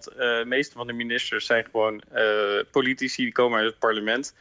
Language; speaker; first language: Dutch; native; Dutch